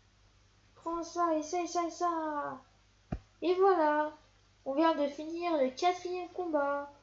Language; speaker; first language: French; native; French